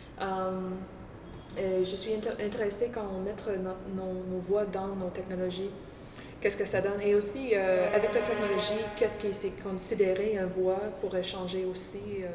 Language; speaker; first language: French; non-native, local second language; English